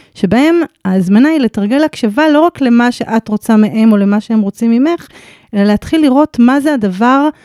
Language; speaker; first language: Hebrew; native; Hebrew